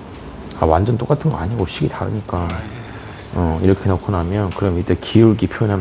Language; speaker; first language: Korean; native; Korean